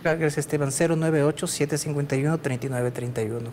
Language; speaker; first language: Spanish; native; Spanish